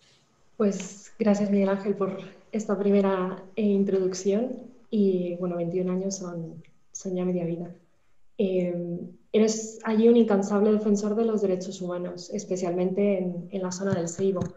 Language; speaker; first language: Spanish; native; Spanish